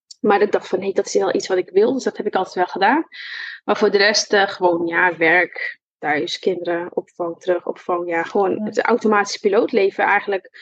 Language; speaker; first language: Dutch; early bilingual, other home language; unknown